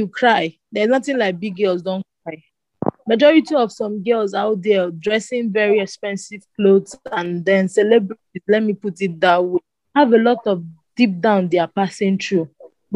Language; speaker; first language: English; non-native, local second language; Igbo